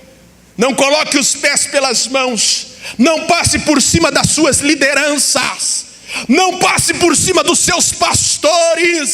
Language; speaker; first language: Portuguese; native; Portuguese